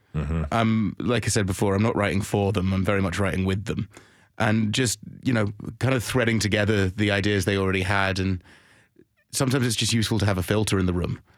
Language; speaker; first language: English; native; English